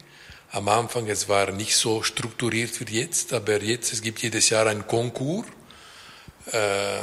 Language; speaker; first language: German; non-native, local second language; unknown